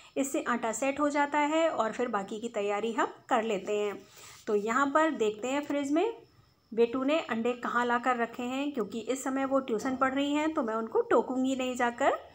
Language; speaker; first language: Hindi; native; Hindi